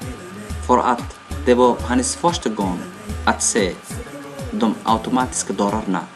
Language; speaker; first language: Swedish; non-native, learner; Somali